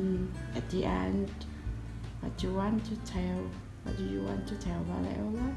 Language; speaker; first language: English; non-native, fluent; Vietnamese